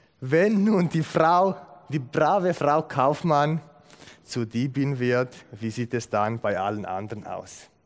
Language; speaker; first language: German; non-native, fluent; Romanian